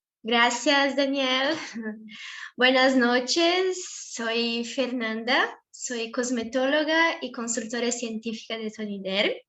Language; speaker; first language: Spanish; non-native, fluent; Portuguese